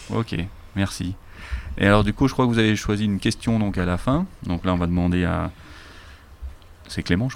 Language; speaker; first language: French; native; French